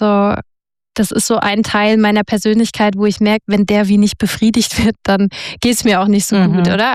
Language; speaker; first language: German; native; German